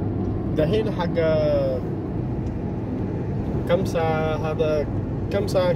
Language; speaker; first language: Arabic; non-native, learner; Indonesian